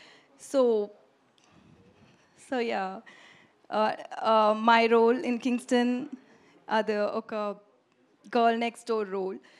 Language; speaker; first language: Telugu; non-native, learner; Tamil